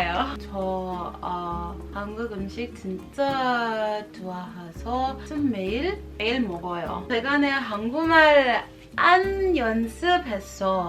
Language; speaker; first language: Korean; non-native, learner; English